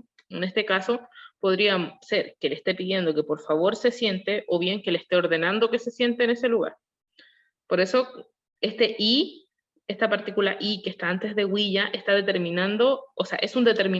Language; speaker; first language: Spanish; non-native, learner; Korean